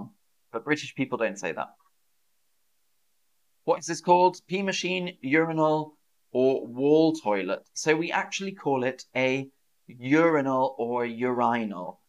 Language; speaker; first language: English; native; English